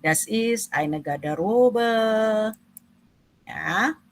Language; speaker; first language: German; non-native, fluent; Indonesian